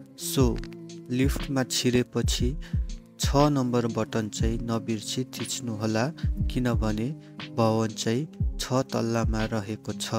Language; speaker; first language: Nepali; native; Nepali